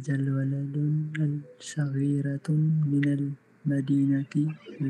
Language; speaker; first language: Arabic; non-native, learner; Filipino